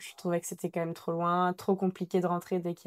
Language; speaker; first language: French; native; French